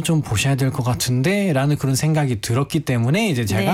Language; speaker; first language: Korean; non-native, fluent; Nepali